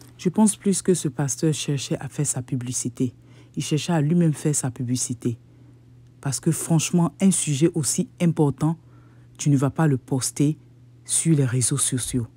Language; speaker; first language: French; native; French